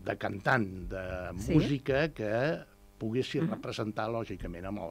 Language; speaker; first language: Catalan; non-native, local second language; Spanish